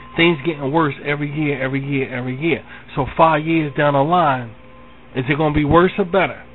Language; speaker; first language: English; native; English